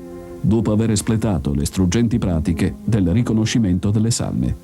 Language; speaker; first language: Italian; native; Italian